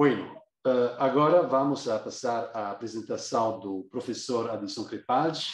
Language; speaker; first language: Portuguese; non-native, fluent; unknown